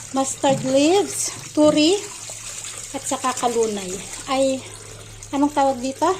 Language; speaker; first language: Filipino; native; Filipino